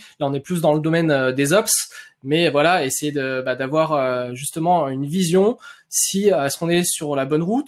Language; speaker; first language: French; native; French